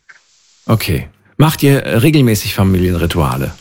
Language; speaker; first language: German; native; German